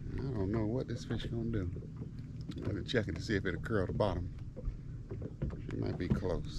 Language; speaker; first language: English; native; English